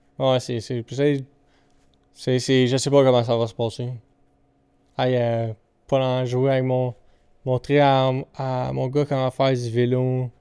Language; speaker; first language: French; native; French